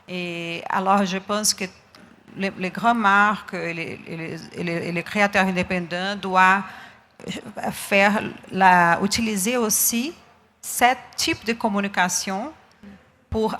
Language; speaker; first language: French; non-native, learner; Portuguese